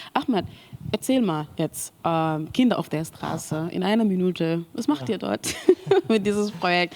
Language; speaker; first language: German; non-native, learner; Mandingo